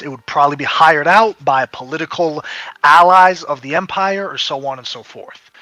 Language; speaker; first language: English; native; English